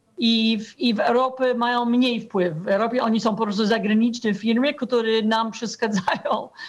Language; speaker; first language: Polish; non-native, fluent; English